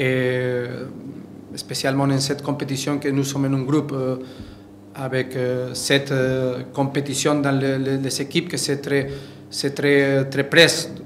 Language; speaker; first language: French; non-native, fluent; Spanish